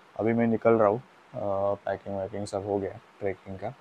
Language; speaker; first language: Hindi; non-native, local second language; Marathi